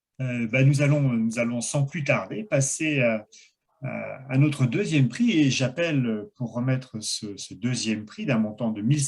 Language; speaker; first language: French; native; French